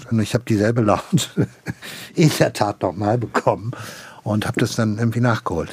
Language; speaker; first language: German; native; German